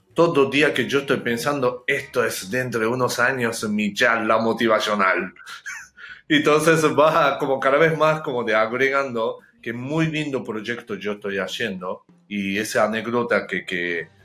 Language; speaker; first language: Spanish; non-native, fluent; Japanese